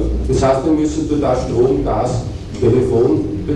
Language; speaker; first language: German; native; German